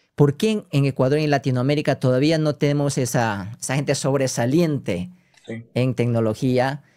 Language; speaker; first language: Spanish; non-native, fluent; Korean